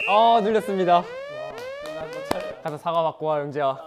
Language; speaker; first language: Korean; native; Korean